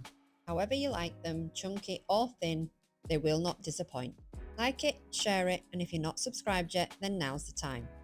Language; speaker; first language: English; native; English